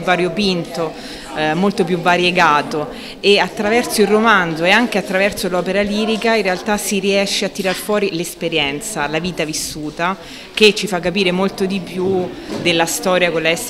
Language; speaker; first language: Italian; native; Italian